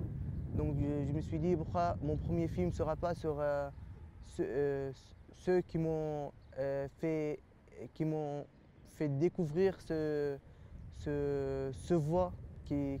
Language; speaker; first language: French; early bilingual, other home language; Arabic